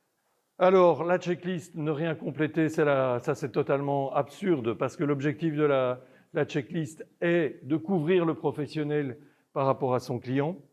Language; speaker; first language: French; native; French